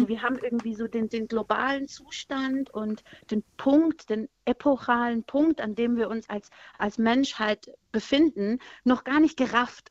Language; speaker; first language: German; early bilingual, other home language; Persian